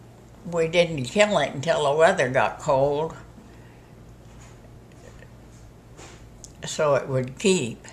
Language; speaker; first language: English; native; English